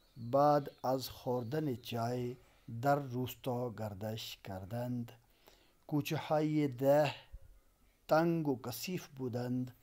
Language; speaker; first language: Persian; non-native, local second language; Urdu